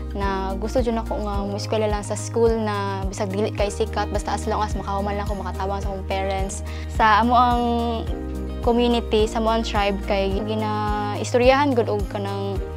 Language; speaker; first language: Cebuano; non-native, local second language; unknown